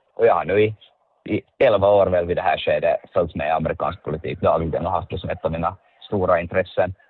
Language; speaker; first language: Swedish; native; Swedish